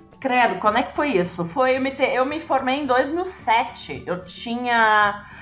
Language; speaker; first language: Portuguese; early bilingual, heritage; German